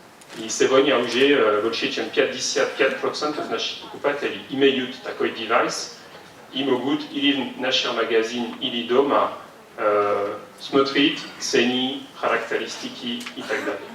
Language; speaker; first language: Russian; non-native, fluent; French